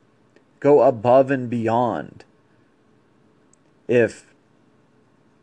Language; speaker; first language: English; native; English